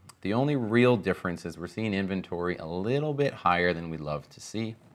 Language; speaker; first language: English; native; English